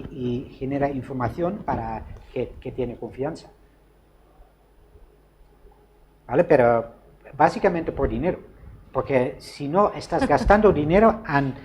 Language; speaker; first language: Spanish; non-native, fluent; Dutch